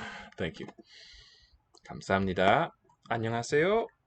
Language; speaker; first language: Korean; non-native, learner; English